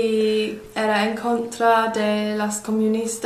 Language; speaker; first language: Spanish; non-native, learner; English